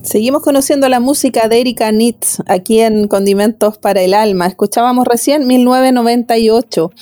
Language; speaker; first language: Spanish; native; Spanish